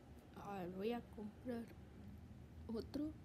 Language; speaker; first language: Spanish; early bilingual, other home language; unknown